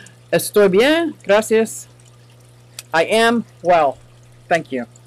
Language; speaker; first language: Spanish; non-native, learner; English